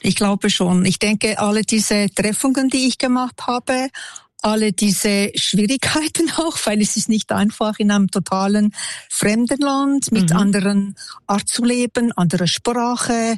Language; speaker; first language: German; non-native, local second language; French